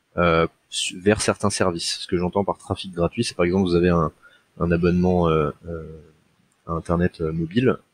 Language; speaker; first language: French; native; French